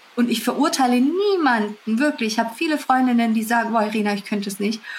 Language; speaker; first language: German; early bilingual, other home language; Russian